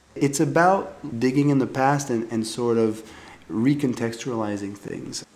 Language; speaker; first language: English; native; English